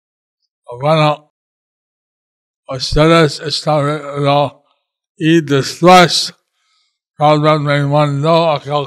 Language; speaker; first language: Spanish; non-native, learner; English